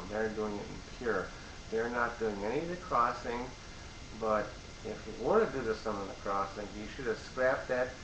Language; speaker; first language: English; native; English